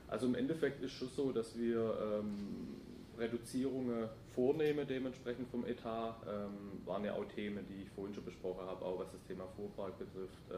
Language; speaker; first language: German; native; German